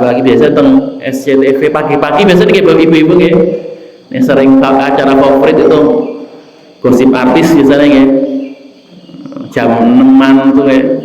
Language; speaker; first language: Indonesian; non-native, local second language; Javanese